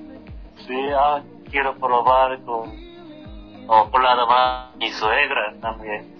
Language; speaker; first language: Spanish; non-native, fluent; Korean